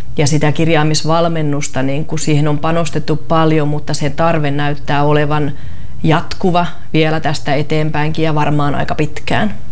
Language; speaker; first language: Finnish; native; Finnish